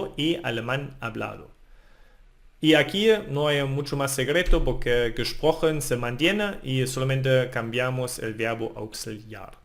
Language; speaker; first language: Spanish; non-native, fluent; German